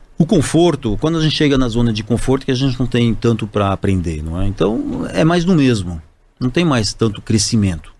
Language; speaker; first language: Portuguese; non-native, fluent; French